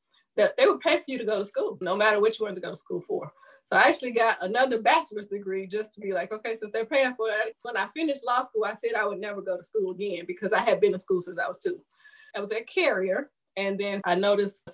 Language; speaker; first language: English; native; English